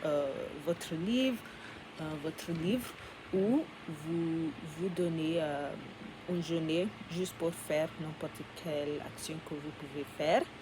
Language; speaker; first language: French; non-native, learner; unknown